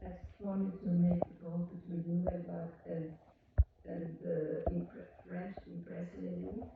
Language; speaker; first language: English; non-native, learner; Portuguese